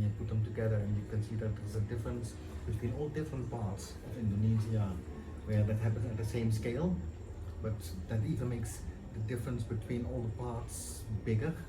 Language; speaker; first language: English; non-native, fluent; Dutch